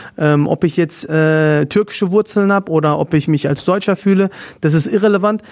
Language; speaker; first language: German; native; German